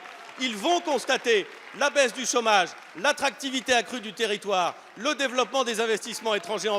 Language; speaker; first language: French; native; French